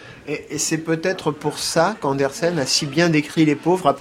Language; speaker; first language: French; native; French